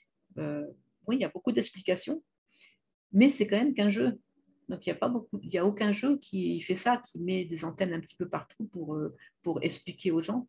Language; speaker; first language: French; native; French